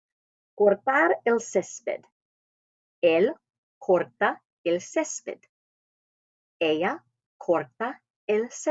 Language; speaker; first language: Spanish; non-native, fluent; English